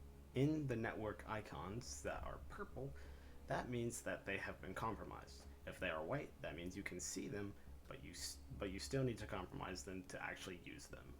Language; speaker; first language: English; native; English